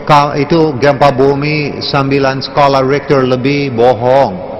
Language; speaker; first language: Indonesian; non-native, learner; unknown